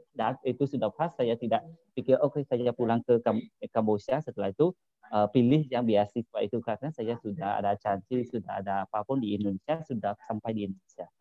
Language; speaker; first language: Indonesian; non-native, learner; Khmer